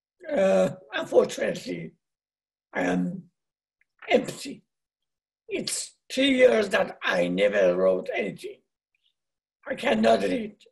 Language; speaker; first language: English; non-native, learner; Persian